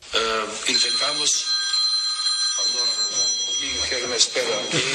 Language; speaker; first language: Spanish; non-native, fluent; Serbian